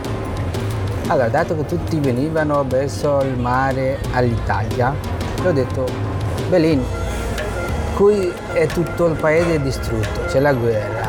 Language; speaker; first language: Italian; non-native, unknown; Bangla